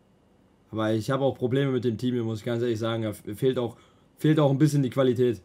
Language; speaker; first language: German; native; German